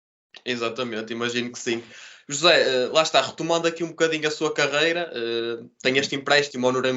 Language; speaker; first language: Portuguese; native; Portuguese